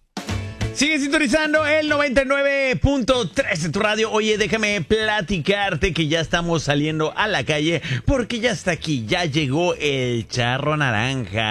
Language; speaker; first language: Spanish; native; Spanish